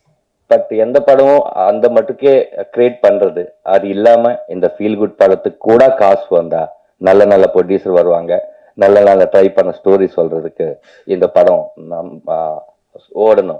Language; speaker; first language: Tamil; non-native, learner; Telugu